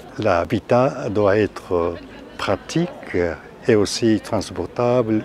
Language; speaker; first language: French; non-native, learner; Japanese